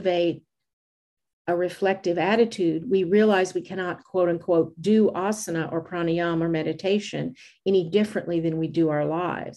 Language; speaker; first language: English; native; English